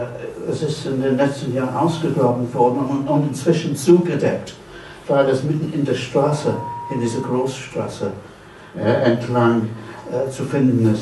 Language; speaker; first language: German; non-native, fluent; English